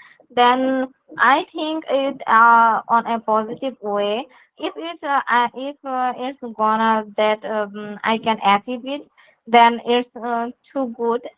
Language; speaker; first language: English; non-native, learner; Bangla